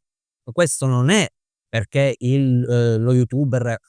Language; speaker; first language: Italian; native; Italian